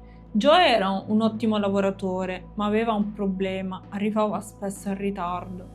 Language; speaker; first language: Italian; native; Italian